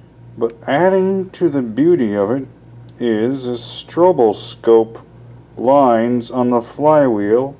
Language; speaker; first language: English; native; English